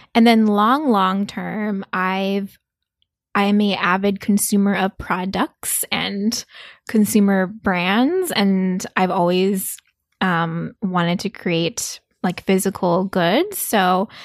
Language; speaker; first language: English; early bilingual, other home language; Korean